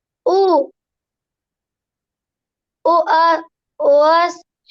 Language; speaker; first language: French; non-native, learner; Arabic